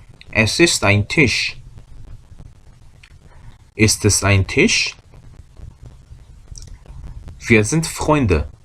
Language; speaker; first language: German; non-native, fluent; Korean